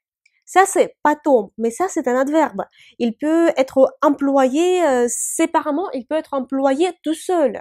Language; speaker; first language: French; non-native, fluent; Russian